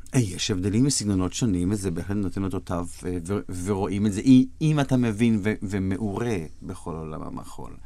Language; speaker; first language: Hebrew; native; Hebrew